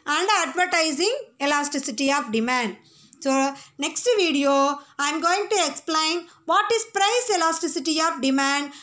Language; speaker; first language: English; non-native, local second language; Tamil